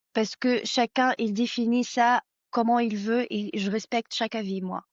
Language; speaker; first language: French; non-native, local second language; Arabic